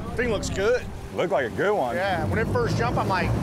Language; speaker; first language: English; native; English